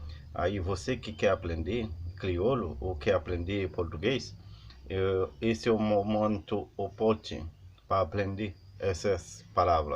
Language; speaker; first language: Portuguese; non-native, learner; Haitian Creole